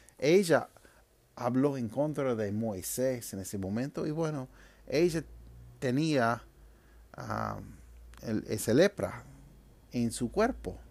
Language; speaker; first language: Spanish; non-native, fluent; English